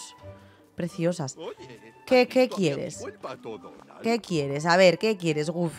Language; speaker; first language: Spanish; native; Spanish